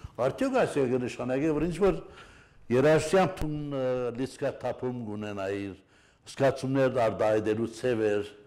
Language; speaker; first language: Armenian; native; Armenian